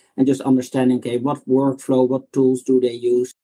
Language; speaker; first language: English; non-native, fluent; Dutch